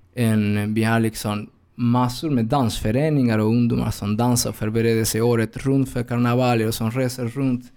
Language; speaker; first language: Swedish; non-native, fluent; Spanish